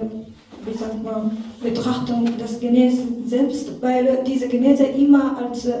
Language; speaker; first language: German; non-native, learner; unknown